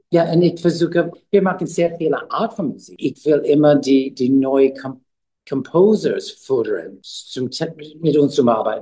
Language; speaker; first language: German; non-native, learner; English